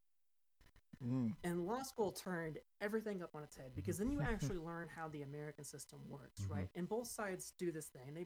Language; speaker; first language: English; native; English